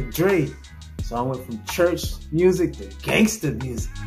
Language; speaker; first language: English; native; English